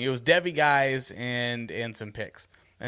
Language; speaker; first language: English; native; English